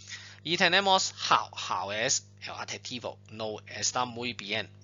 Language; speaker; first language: Spanish; non-native, fluent; Chinese